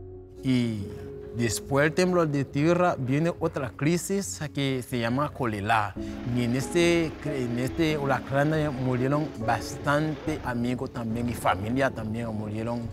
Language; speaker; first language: Spanish; non-native, learner; Haitian Creole